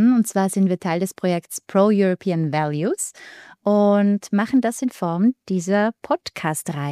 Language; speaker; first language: German; native; German